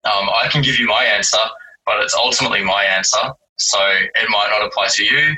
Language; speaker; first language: English; native; English